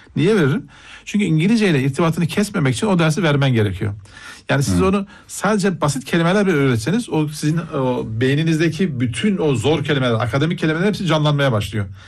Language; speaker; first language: Turkish; native; Turkish